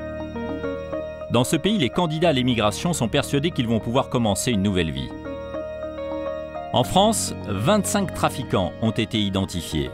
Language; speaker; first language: French; native; French